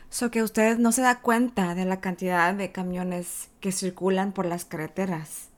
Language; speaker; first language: Spanish; early bilingual, heritage; Spanish